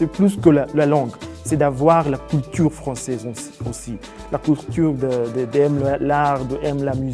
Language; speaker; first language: French; non-native, fluent; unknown